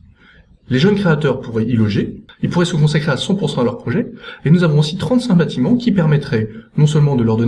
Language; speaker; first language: French; native; French